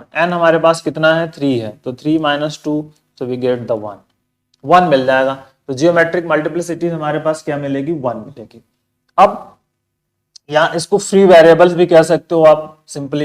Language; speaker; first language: Hindi; native; Hindi